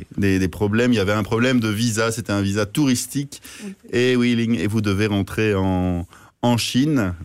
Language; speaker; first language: French; native; French